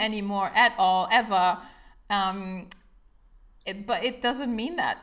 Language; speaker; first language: English; non-native, fluent; German